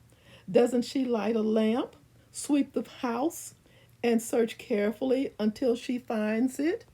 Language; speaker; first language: English; native; English